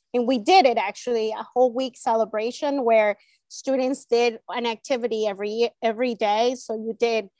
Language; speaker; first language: English; non-native, fluent; Spanish